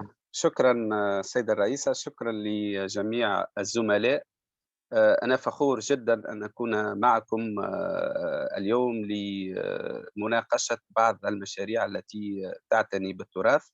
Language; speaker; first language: Arabic; native; Arabic